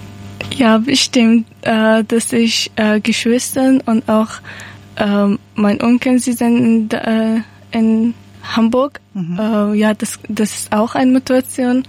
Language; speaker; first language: German; non-native, learner; Persian